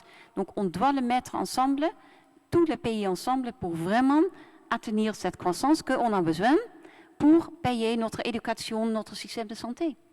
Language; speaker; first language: French; non-native, fluent; Dutch